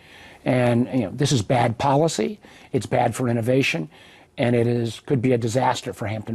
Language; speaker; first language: English; native; English